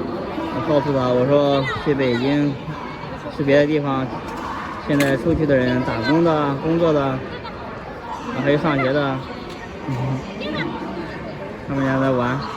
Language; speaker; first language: Chinese; native; Chinese